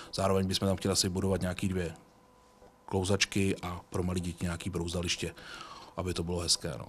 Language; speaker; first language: Czech; native; Czech